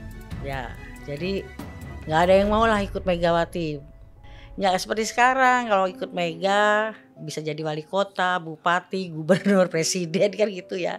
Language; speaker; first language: Indonesian; native; Indonesian